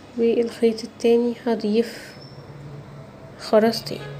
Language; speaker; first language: Arabic; native; Arabic